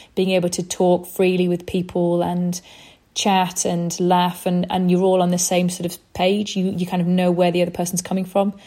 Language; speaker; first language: English; native; English